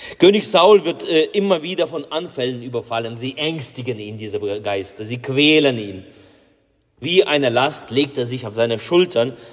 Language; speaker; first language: German; non-native, fluent; Russian